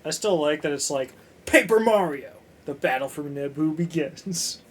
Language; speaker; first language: English; native; English